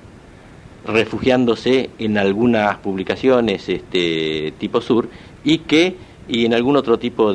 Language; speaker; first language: Spanish; native; Spanish